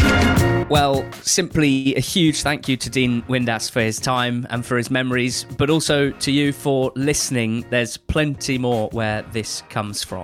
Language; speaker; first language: English; native; English